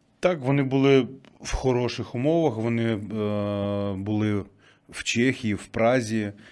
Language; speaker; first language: Ukrainian; native; Ukrainian